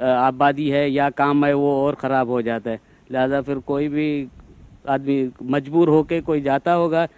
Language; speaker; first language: Urdu; non-native, local second language; Sindhi